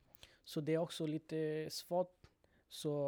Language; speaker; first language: Swedish; non-native, learner; Bangla